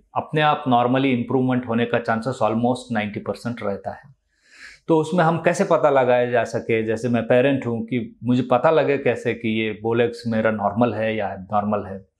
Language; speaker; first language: Hindi; non-native, local second language; Telugu